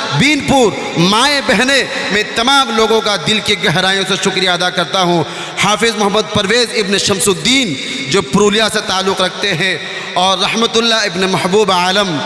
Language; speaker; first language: Urdu; non-native, local second language; Bangla